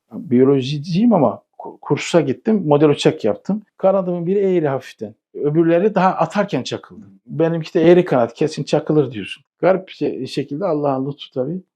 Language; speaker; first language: Turkish; native; Turkish